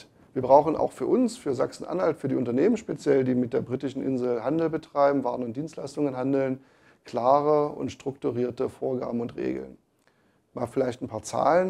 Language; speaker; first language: German; native; German